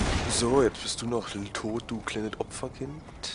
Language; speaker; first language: German; native; German